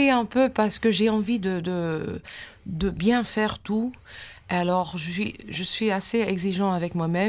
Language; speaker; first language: French; non-native, fluent; English